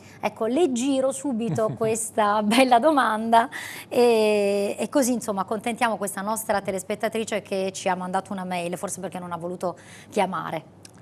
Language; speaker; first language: Italian; native; Italian